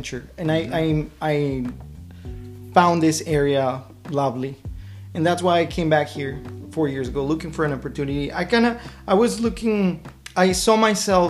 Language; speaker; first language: English; non-native, fluent; Spanish